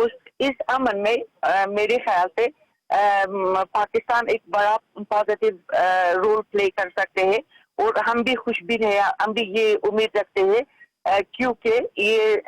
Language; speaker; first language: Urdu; non-native, fluent; Persian